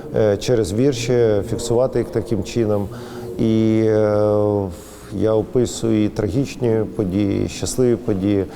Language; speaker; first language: Ukrainian; non-native, local second language; Russian